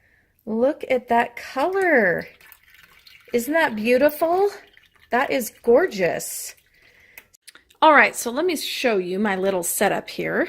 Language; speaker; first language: English; native; English